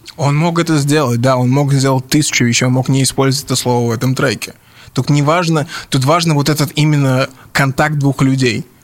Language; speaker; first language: Russian; early bilingual, other home language; English